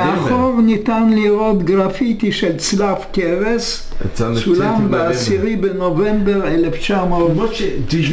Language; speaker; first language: Hebrew; non-native, fluent; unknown